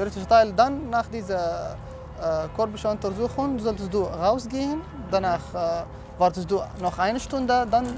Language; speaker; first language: German; non-native, fluent; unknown